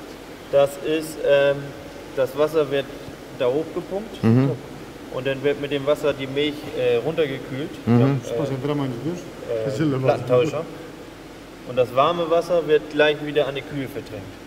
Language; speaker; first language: German; native; German